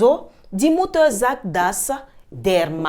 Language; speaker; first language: German; non-native, fluent; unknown